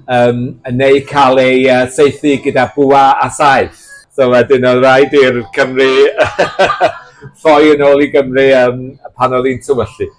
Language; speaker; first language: Welsh; native; Welsh